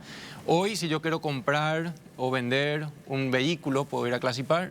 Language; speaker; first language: Spanish; native; Spanish